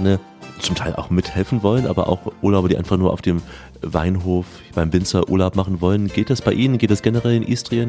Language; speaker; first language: German; native; German